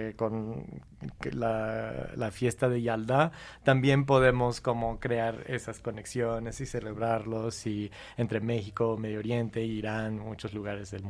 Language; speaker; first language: Spanish; non-native, fluent; English